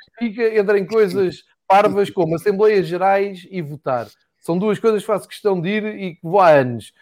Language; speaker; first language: Portuguese; native; Portuguese